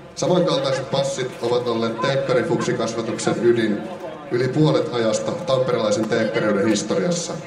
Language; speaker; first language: Finnish; native; Finnish